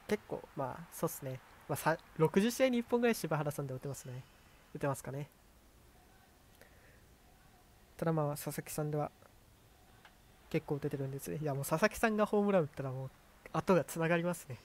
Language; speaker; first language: Japanese; native; Japanese